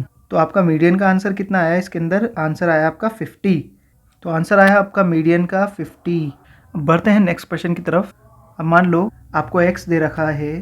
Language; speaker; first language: Hindi; native; Hindi